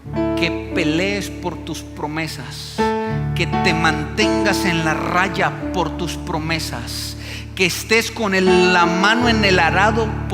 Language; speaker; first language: Spanish; native; Spanish